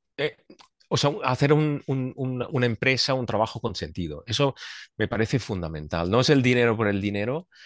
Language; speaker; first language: Spanish; non-native, fluent; Swiss German